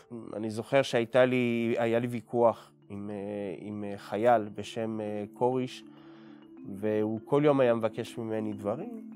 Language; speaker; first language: Hebrew; early bilingual, other home language; French